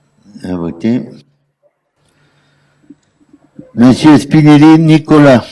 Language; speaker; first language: French; native; French